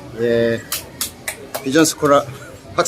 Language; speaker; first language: Korean; native; Korean